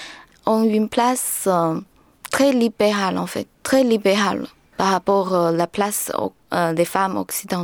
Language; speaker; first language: French; non-native, learner; Chinese